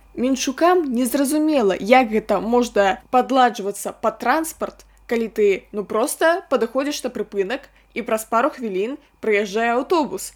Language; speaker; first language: Belarusian; non-native, local second language; Russian